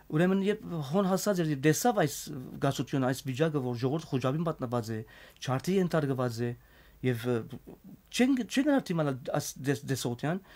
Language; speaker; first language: Armenian; native; Armenian